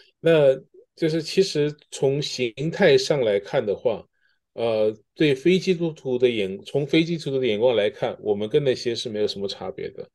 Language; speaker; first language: Chinese; early bilingual, heritage; Chinese